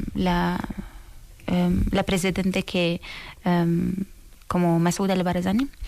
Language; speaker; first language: Spanish; non-native, learner; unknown